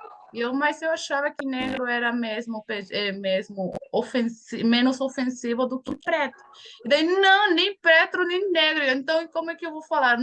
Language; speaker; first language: Portuguese; non-native, fluent; Spanish